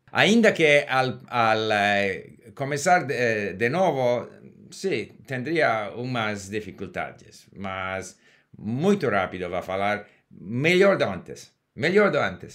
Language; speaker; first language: Portuguese; non-native, learner; English